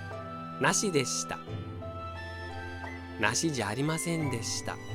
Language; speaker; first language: Japanese; non-native, fluent; Portuguese